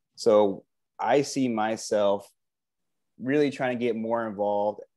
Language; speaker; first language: English; native; English